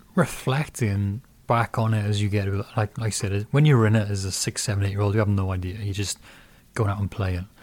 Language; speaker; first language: English; native; English